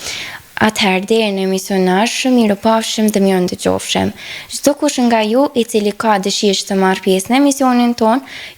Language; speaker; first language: Albanian; native; Albanian